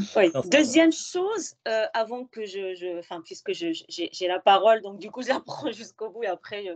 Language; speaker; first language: French; non-native, local second language; Arabic